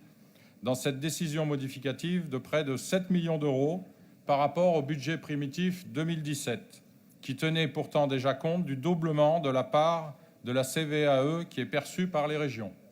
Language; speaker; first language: French; native; French